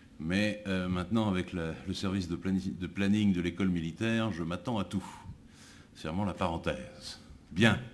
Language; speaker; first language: French; native; French